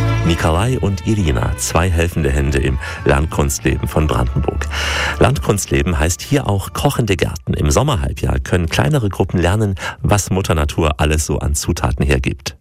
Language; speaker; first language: German; native; German